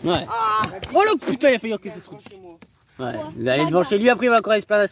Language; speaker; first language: French; native; French